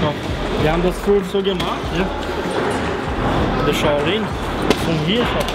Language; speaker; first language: German; non-native, learner; Armenian